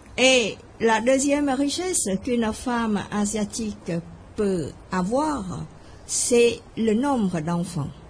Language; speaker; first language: French; non-native, fluent; Khmer